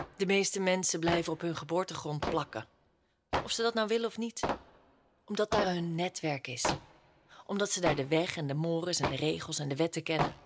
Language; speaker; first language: Dutch; native; Dutch